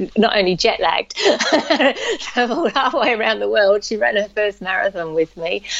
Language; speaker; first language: English; native; English